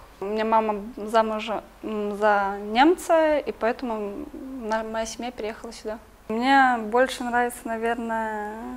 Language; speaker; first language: Russian; native; Russian